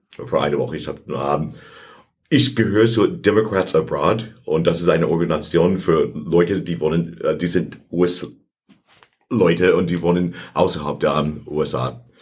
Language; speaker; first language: German; non-native, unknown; English